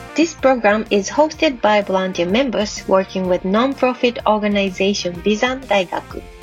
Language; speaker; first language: English; non-native, fluent; Japanese